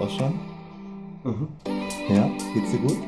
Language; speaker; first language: German; native; German